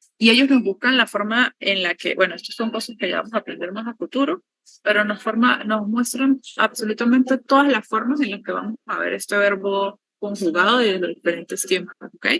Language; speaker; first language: Spanish; native; Spanish